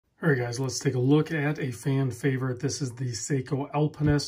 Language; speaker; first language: English; native; English